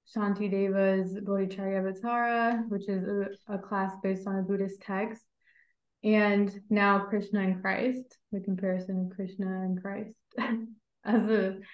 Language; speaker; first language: English; native; English